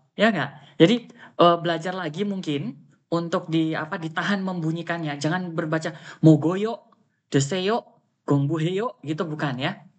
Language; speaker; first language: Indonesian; native; Indonesian